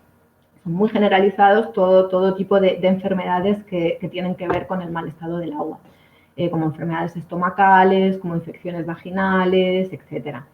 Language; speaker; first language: Spanish; native; Spanish